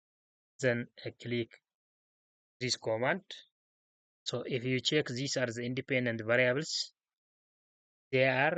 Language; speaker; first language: English; non-native, local second language; Oromo